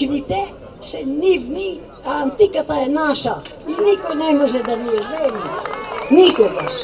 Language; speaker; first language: Macedonian; native; Macedonian